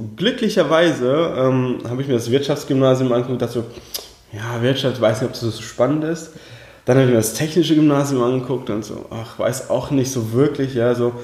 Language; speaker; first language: German; early bilingual, other home language; Russian